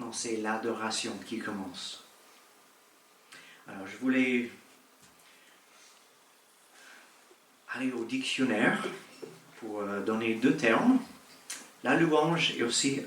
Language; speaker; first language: French; native; French